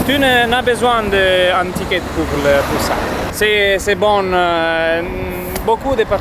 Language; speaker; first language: French; non-native, learner; Italian